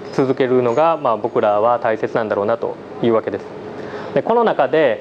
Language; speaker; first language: Japanese; native; Japanese